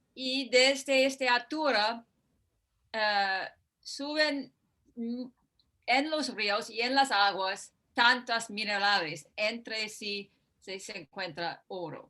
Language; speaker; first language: Spanish; non-native, fluent; English